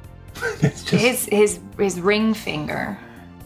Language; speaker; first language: English; native; English